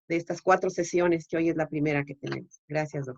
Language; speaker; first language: Spanish; native; Spanish